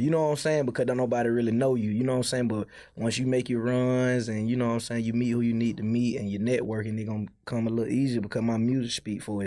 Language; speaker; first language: English; native; English